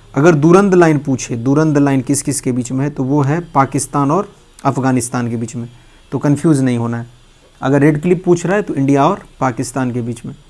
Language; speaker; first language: Hindi; native; Hindi